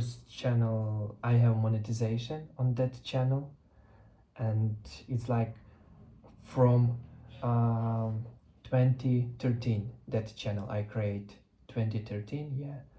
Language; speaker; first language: English; non-native, learner; Russian